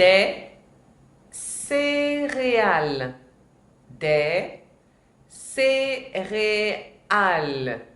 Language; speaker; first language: French; non-native, fluent; Spanish